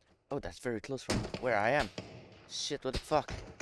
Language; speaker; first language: English; non-native, fluent; French